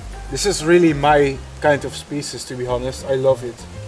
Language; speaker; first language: English; non-native, fluent; Dutch